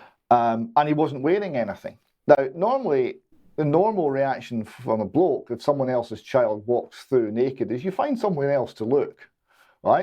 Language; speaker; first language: English; native; English